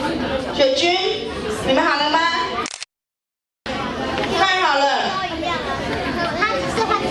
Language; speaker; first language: Chinese; native; Chinese